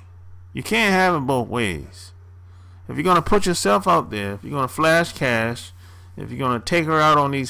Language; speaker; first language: English; native; English